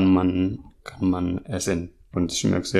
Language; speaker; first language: German; non-native, learner; Masai